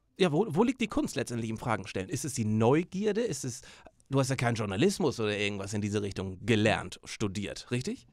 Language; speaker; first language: German; native; German